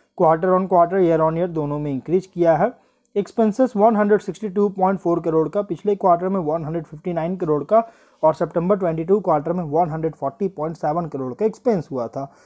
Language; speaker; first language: Hindi; native; Hindi